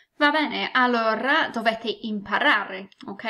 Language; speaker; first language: Italian; non-native, fluent; English